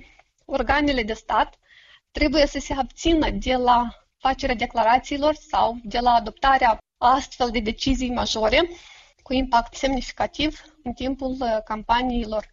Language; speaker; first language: Romanian; native; Romanian